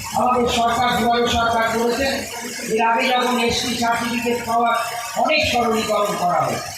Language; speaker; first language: Bangla; native; Bangla